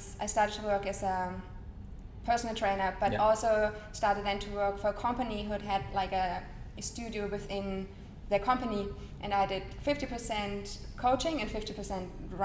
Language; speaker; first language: English; non-native, fluent; German